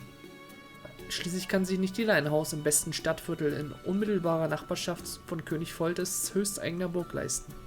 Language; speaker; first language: German; native; German